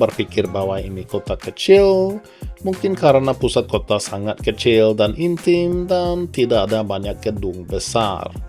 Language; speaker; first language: Indonesian; non-native, fluent; Norwegian